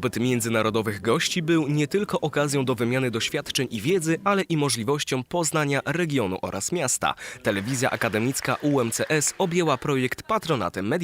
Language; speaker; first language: Polish; native; Polish